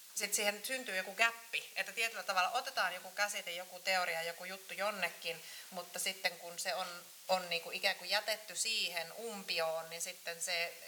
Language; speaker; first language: Finnish; native; Finnish